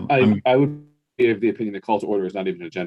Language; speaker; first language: English; native; English